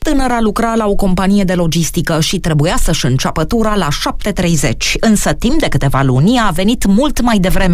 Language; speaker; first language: Romanian; native; Romanian